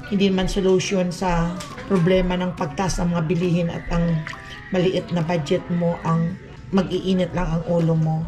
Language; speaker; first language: Filipino; non-native, local second language; Aklanon